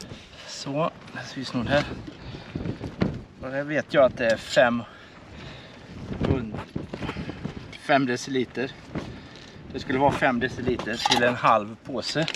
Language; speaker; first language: Swedish; native; Swedish